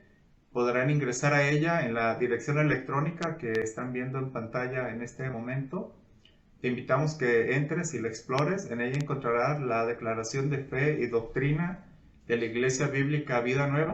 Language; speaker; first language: Spanish; native; Spanish